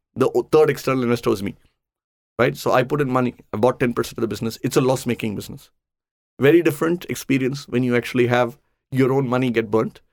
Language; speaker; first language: English; non-native, local second language; Tamil